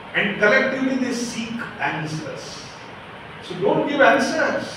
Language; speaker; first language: English; non-native, local second language; Marathi